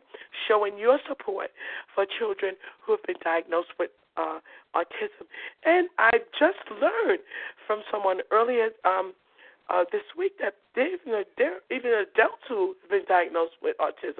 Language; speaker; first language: English; native; English